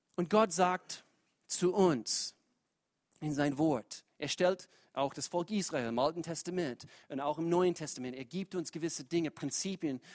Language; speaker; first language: German; non-native, fluent; English